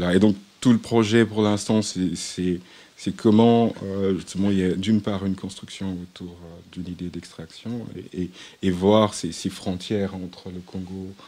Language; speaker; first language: French; non-native, local second language; Swahili